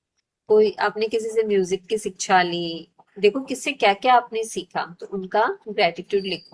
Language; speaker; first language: Hindi; native; Hindi